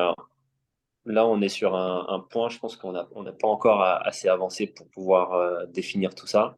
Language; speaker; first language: French; native; French